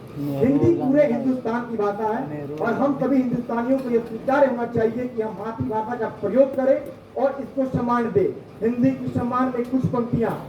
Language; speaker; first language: Hindi; native; Hindi